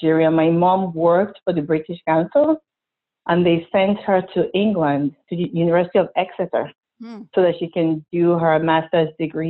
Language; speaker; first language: English; non-native, local second language; Igbo